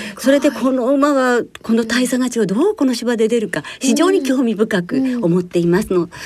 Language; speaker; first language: Japanese; native; Japanese